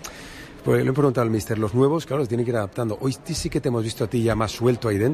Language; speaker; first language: Spanish; non-native, local second language; Catalan